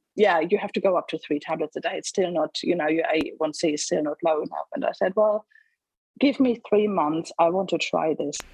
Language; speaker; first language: English; non-native, fluent; German